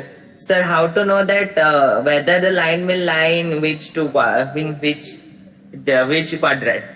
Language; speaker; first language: English; non-native, learner; Hindi